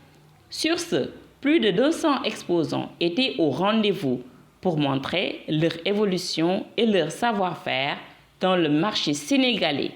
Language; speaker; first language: French; non-native, local second language; Wolof